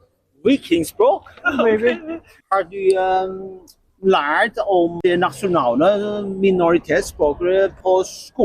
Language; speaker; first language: Norwegian; non-native, learner; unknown